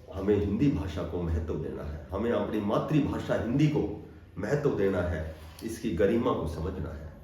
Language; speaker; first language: Hindi; native; Hindi